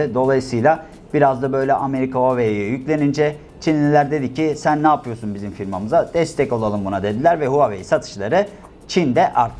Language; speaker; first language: Turkish; native; Turkish